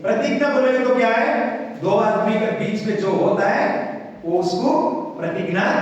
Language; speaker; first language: Hindi; non-native, local second language; Telugu